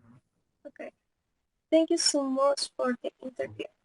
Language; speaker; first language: English; non-native, learner; Spanish